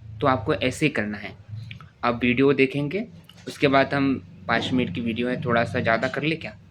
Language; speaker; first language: Hindi; non-native, local second language; Marathi